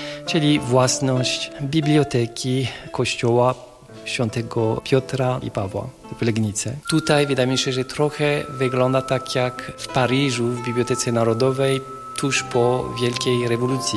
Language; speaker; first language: Polish; non-native, fluent; French